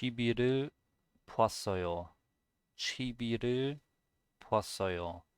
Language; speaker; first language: Korean; non-native, learner; German